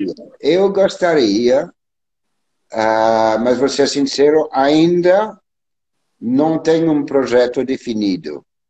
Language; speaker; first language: Portuguese; non-native, learner; French